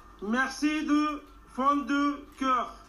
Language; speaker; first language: French; non-native, learner; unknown